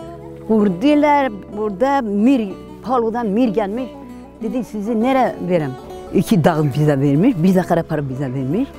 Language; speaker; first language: Turkish; non-native, local second language; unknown